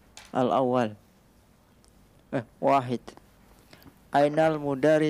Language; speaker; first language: Arabic; non-native, learner; Indonesian